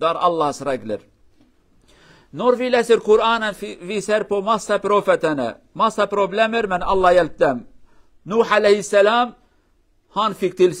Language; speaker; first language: Norwegian; non-native, learner; Kurdish